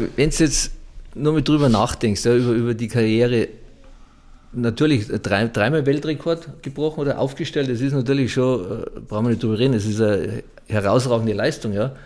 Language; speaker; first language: German; native; German